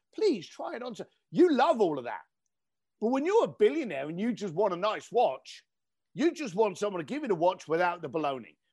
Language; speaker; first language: English; native; English